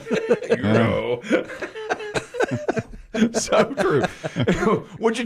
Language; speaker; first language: English; native; English